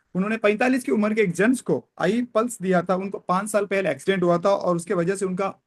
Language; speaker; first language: Hindi; non-native, local second language; Kannada